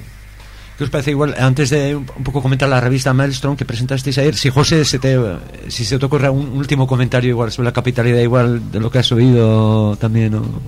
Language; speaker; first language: Spanish; native; Spanish